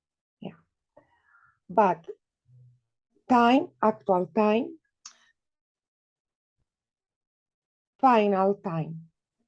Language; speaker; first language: English; non-native, learner; Spanish